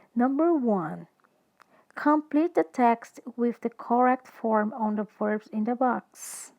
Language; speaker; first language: English; non-native, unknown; Portuguese